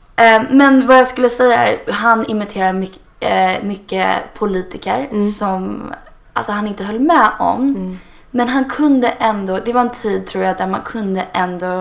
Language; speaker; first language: Swedish; early bilingual, heritage; Swedish